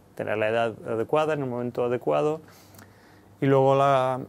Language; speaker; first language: Spanish; native; Spanish